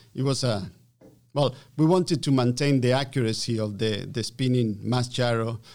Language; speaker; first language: English; non-native, fluent; Spanish